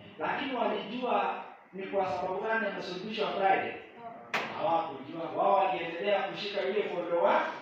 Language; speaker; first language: Swahili; non-native, local second language; Kalenjin